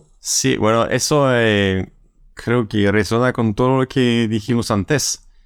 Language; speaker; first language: Spanish; non-native, fluent; French